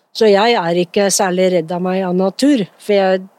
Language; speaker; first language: Norwegian; native; Norwegian